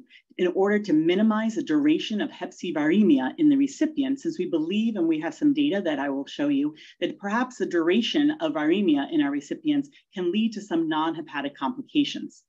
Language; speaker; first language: English; native; English